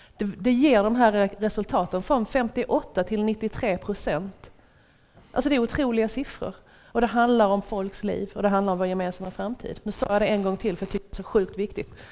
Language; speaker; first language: Swedish; native; Swedish